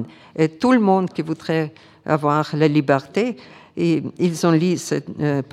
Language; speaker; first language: French; non-native, fluent; Ukrainian